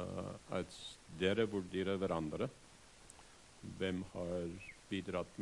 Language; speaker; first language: Swedish; non-native, fluent; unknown